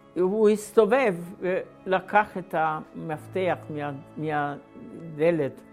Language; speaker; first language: Hebrew; non-native, fluent; Hungarian